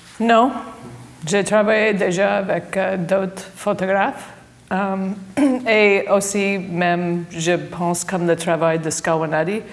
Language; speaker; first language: French; non-native, fluent; English